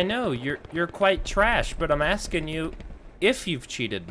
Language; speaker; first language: English; native; English